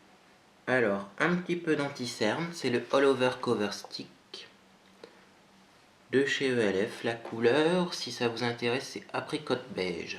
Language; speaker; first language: French; native; French